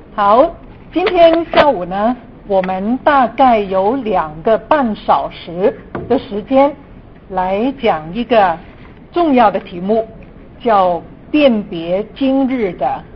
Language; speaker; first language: Chinese; non-native, local second language; Cantonese